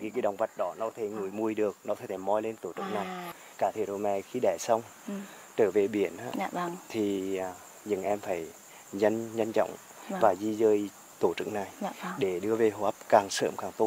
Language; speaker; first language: Vietnamese; native; Vietnamese